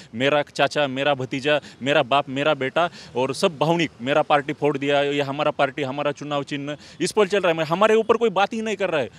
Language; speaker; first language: Hindi; non-native, local second language; Marathi